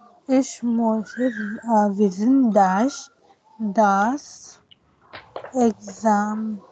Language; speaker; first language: German; non-native, learner; Hindi